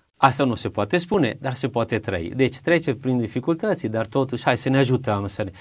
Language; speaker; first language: Romanian; non-native, fluent; Italian